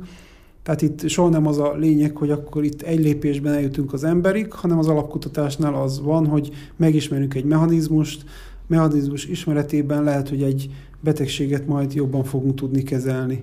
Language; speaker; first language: Hungarian; native; Hungarian